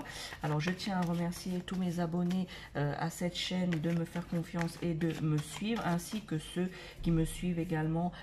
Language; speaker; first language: French; native; French